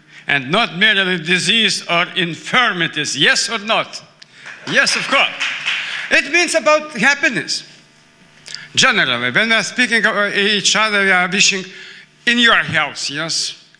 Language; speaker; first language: English; non-native, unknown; Lithuanian